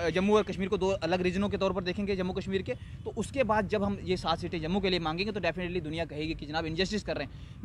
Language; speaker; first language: Hindi; native; Hindi